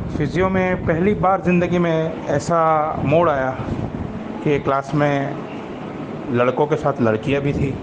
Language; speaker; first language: Hindi; non-native, local second language; Gujarati